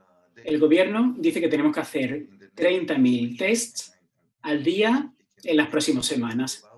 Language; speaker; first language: Spanish; non-native, fluent; Turkish